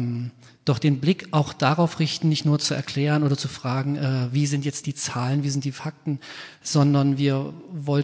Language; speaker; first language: German; native; German